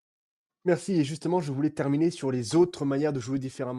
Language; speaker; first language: French; native; French